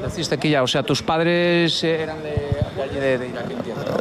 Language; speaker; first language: Spanish; native; Spanish